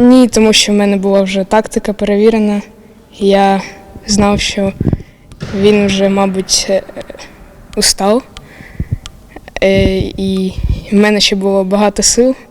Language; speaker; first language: Ukrainian; non-native, local second language; Russian